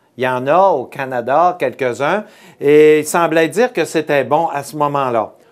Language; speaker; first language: French; native; French